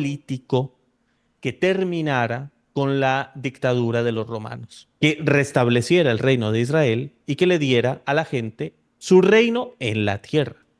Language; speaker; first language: Spanish; native; Spanish